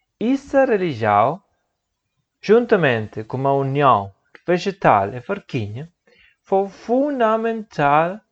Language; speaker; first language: Portuguese; non-native, learner; Spanish